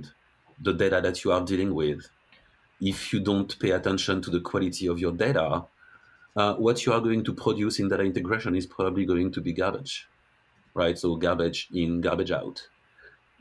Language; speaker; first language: English; non-native, fluent; French